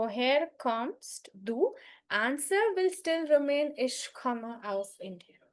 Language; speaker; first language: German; non-native, fluent; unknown